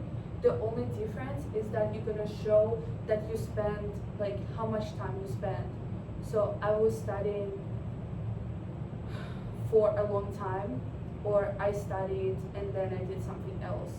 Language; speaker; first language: English; non-native, fluent; Russian